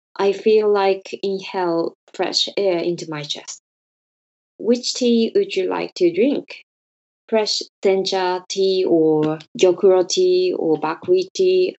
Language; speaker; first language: English; non-native, learner; Japanese